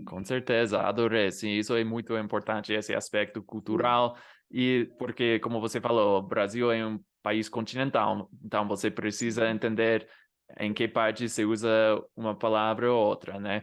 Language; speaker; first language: Portuguese; non-native, fluent; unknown